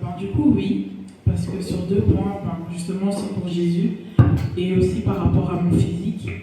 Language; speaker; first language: French; native; French